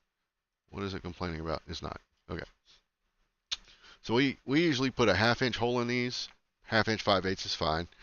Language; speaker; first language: English; native; English